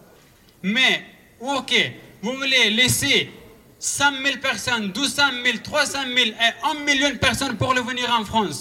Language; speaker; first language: French; non-native, learner; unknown